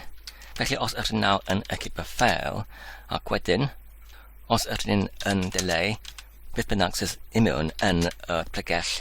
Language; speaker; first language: Welsh; non-native, learner; Polish